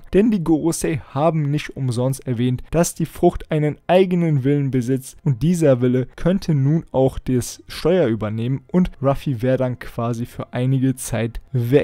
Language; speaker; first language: German; native; German